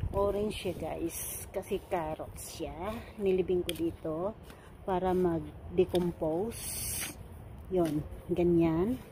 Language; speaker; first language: Filipino; non-native, local second language; Cebuano